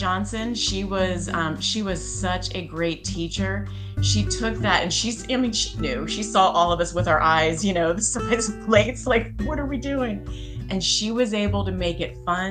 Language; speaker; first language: English; native; English